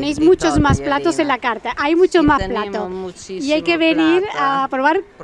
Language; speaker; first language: Spanish; native; Spanish